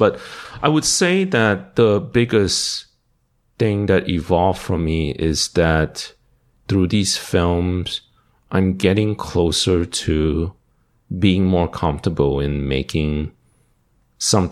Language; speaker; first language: English; non-native, local second language; Cantonese